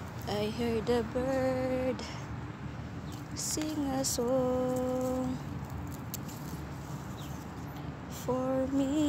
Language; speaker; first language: English; non-native, learner; Filipino